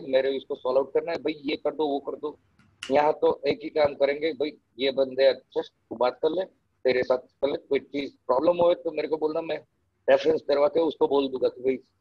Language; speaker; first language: Hindi; non-native, local second language; Gujarati